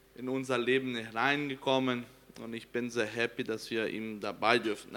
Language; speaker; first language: German; non-native, fluent; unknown